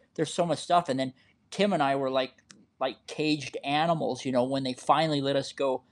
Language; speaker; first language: English; native; English